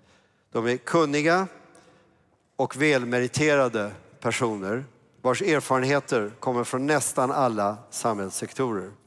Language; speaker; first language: Swedish; native; Swedish